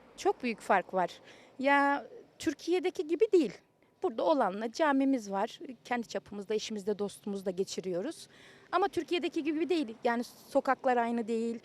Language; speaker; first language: Turkish; native; Turkish